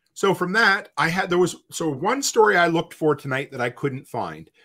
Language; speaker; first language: English; native; English